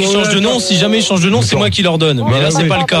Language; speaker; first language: French; native; French